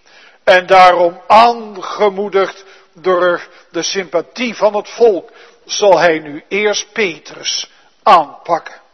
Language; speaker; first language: Dutch; native; Dutch